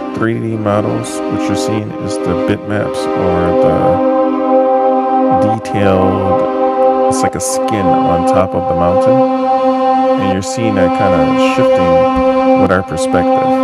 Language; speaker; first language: English; native; English